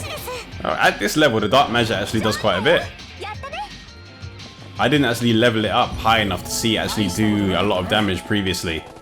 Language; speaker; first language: English; native; English